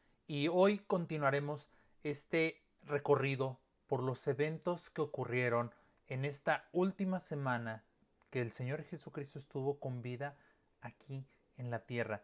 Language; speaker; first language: Spanish; native; Spanish